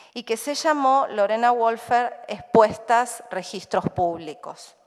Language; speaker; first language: Spanish; native; Spanish